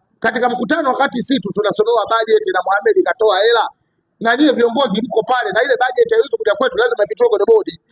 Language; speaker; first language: Swahili; native; Swahili